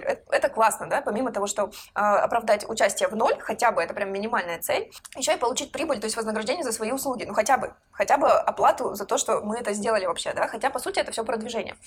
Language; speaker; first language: Russian; native; Russian